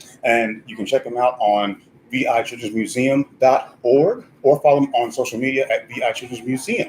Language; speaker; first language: English; native; English